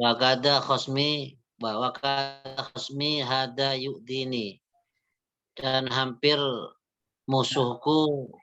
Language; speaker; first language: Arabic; non-native, learner; Indonesian